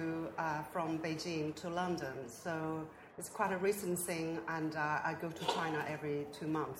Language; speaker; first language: English; non-native, fluent; Chinese